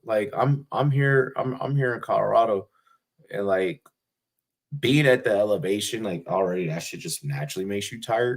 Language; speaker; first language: English; native; English